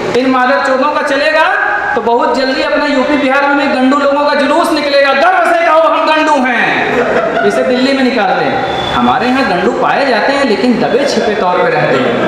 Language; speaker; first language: Hindi; native; Hindi